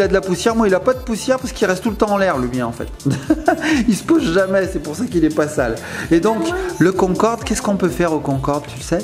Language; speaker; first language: French; native; French